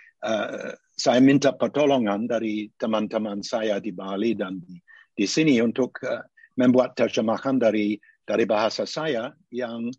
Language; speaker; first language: Indonesian; non-native, fluent; English